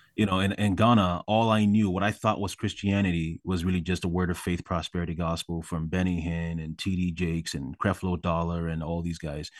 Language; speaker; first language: English; early bilingual, other home language; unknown